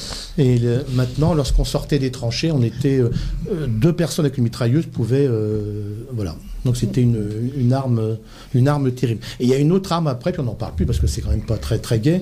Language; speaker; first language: French; native; French